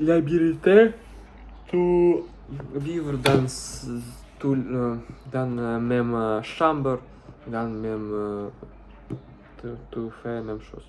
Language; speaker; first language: French; non-native, learner; Russian